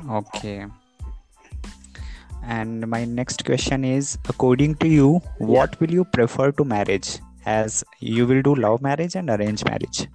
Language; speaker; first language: English; non-native, learner; Hindi